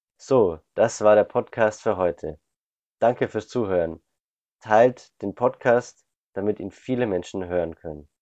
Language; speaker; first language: German; native; German